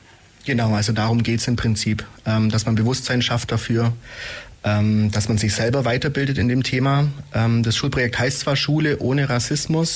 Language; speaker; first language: German; native; German